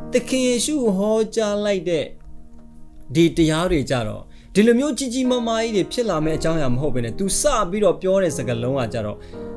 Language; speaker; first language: Burmese; non-native, local second language; Hakha Chin